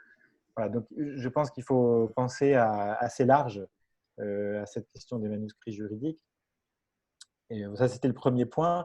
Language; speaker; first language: French; native; French